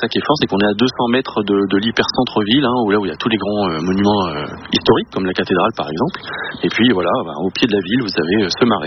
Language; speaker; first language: French; native; French